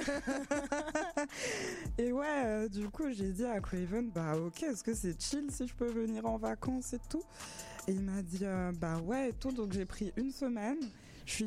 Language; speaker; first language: French; native; French